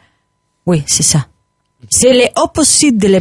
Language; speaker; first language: French; non-native, learner; Spanish